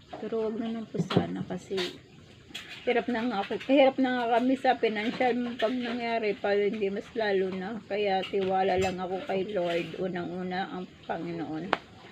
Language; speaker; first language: Filipino; non-native, local second language; Cebuano